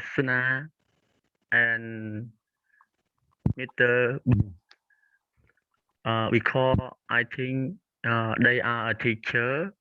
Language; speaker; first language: English; non-native, learner; Khmer